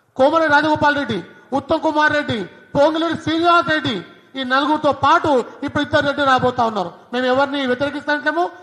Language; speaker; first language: Telugu; non-native, local second language; Lambadi